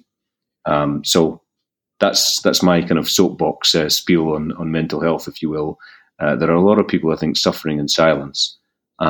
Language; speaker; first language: English; native; English